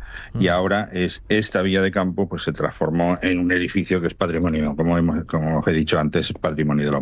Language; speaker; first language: Spanish; native; Spanish